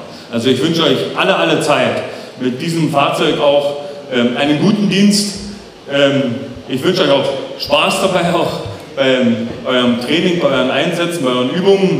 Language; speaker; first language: German; native; German